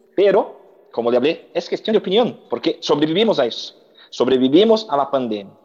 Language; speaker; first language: Spanish; non-native, learner; Portuguese